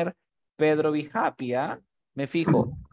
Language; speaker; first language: English; non-native, fluent; Spanish